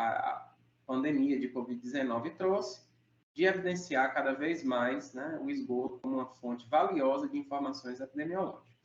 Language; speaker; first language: Portuguese; native; Portuguese